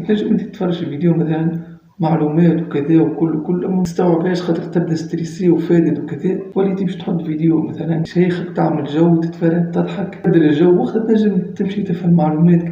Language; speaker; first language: Arabic; native; Arabic